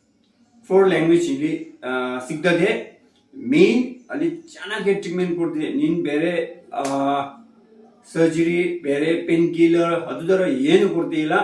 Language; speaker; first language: Kannada; non-native, learner; Tibetan